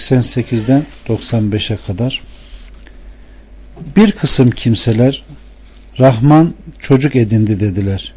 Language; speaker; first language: Turkish; native; Turkish